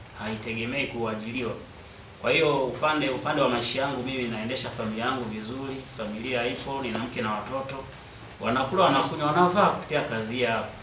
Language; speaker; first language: Swahili; native; Swahili